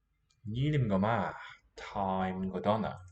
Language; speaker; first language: Irish; non-native, learner; English